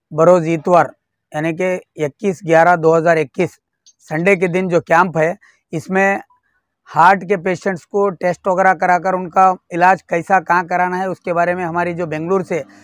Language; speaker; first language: Hindi; non-native, local second language; Urdu